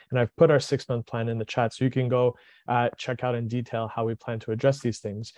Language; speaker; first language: English; early bilingual, other home language; French